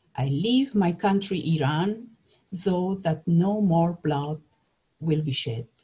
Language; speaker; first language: English; non-native, learner; Persian